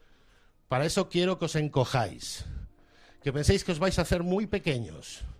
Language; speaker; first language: Spanish; native; Spanish